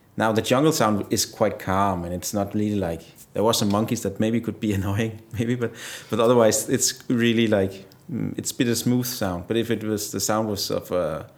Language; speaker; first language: English; non-native, fluent; Danish